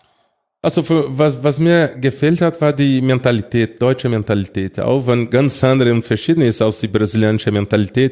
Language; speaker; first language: German; non-native, fluent; Portuguese